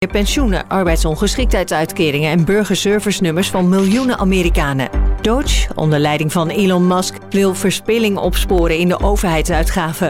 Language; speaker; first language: Dutch; native; Dutch